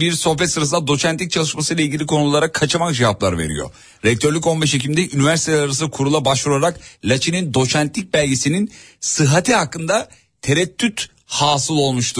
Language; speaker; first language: Turkish; native; Turkish